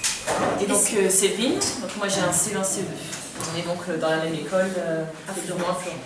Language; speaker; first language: French; native; French